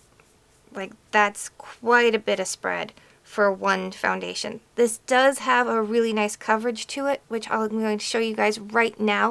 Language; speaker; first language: English; native; English